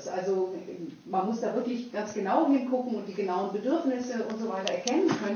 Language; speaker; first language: German; native; German